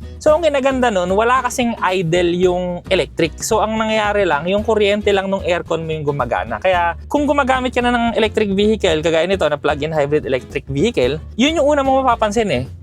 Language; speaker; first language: Filipino; native; Filipino